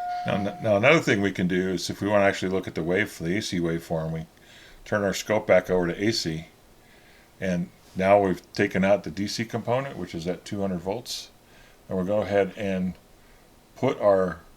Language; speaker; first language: English; native; English